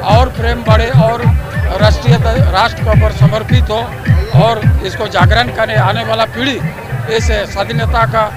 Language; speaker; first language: Hindi; native; Hindi